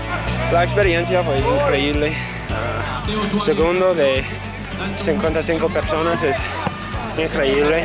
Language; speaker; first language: Spanish; non-native, learner; English